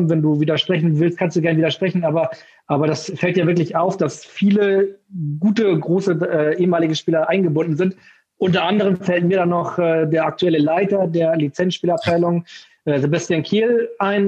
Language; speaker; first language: German; native; German